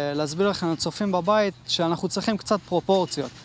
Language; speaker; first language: Hebrew; native; Hebrew